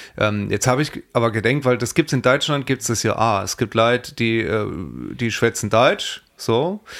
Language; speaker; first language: German; native; German